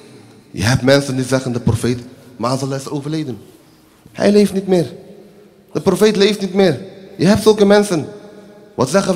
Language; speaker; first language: Dutch; early bilingual, other home language; Urdu